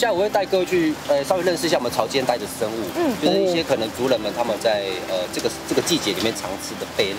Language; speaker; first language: Chinese; native; Chinese